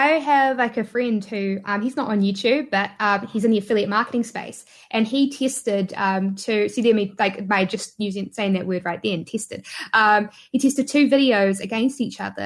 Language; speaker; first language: English; native; English